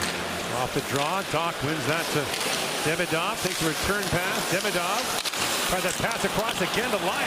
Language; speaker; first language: English; native; English